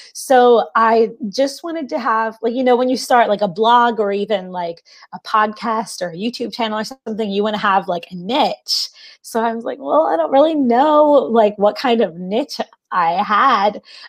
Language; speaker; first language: English; native; English